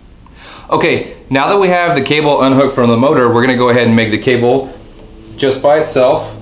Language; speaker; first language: English; native; English